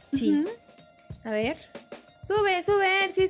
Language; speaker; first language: Spanish; native; Spanish